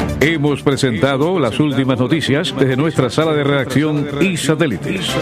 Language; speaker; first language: Spanish; native; Spanish